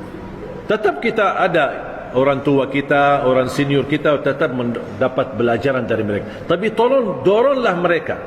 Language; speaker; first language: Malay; non-native, fluent; Arabic